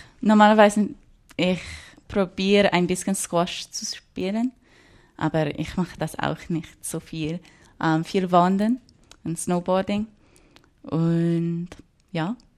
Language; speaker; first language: German; non-native, learner; English